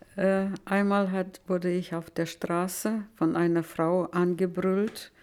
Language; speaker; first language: German; non-native, fluent; Russian